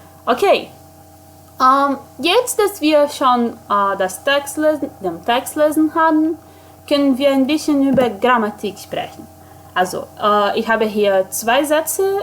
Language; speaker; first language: German; non-native, fluent; Portuguese